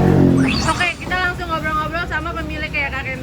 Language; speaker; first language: Indonesian; native; Indonesian